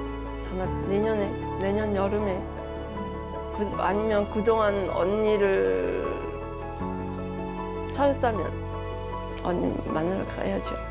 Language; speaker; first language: Korean; early bilingual, heritage; Korean